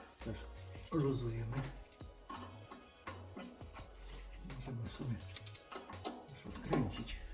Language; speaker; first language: Polish; native; Polish